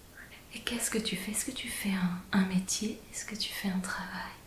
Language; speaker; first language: French; native; French